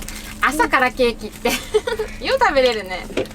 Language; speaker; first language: Japanese; native; Japanese